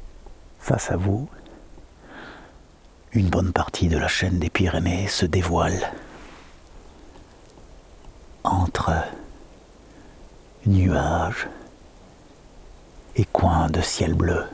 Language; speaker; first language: French; native; French